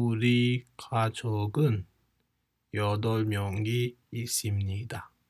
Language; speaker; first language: Korean; non-native, fluent; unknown